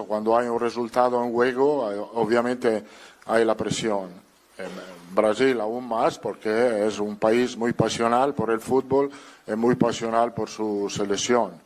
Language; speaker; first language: Spanish; non-native, fluent; Italian